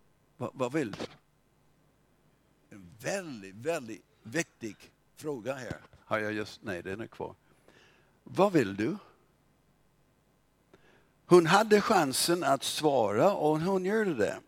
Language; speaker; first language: Swedish; non-native, fluent; English